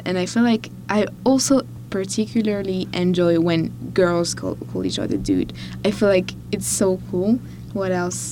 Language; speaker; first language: English; non-native, fluent; French